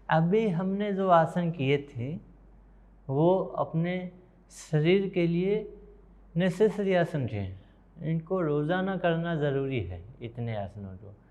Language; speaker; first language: Hindi; native; Hindi